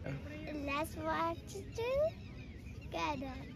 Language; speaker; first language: English; non-native, learner; Persian